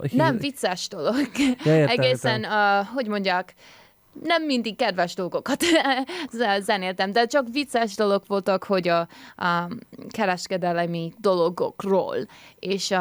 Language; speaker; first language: Hungarian; early bilingual, heritage; Hungarian